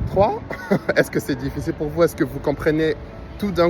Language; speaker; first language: French; non-native, fluent; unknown